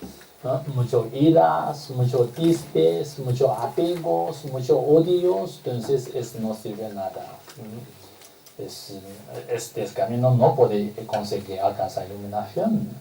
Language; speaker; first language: Spanish; non-native, learner; Tibetan